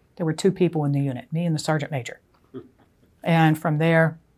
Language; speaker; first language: English; native; English